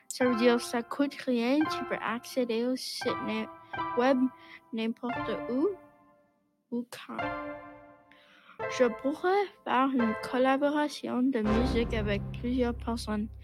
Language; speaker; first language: French; non-native, learner; English